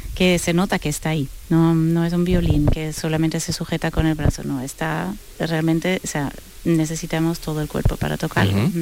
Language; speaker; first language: Spanish; non-native, fluent; German